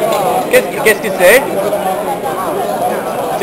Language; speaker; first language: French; non-native, learner; English